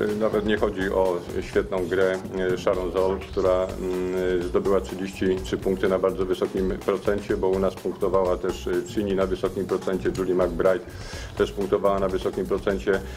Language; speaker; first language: Polish; native; Polish